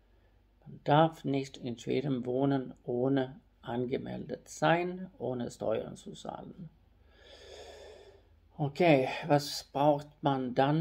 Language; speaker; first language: German; non-native, fluent; Swedish